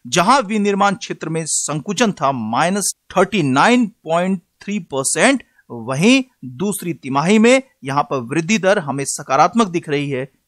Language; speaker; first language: Hindi; native; Hindi